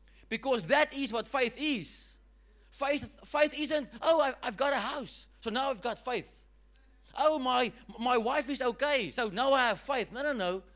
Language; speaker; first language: English; non-native, local second language; Afrikaans